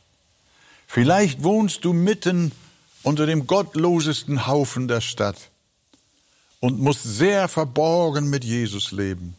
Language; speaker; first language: German; native; German